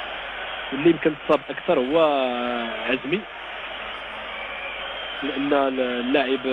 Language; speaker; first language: Arabic; native; Arabic